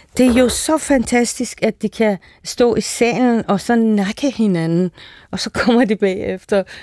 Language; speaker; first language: Danish; non-native, fluent; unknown